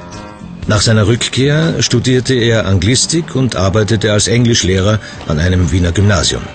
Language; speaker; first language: German; native; German